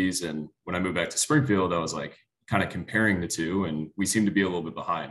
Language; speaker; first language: English; native; English